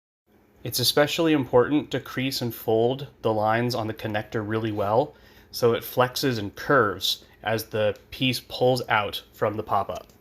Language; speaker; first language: English; native; English